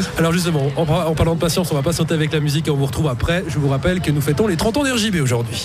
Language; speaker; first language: French; native; French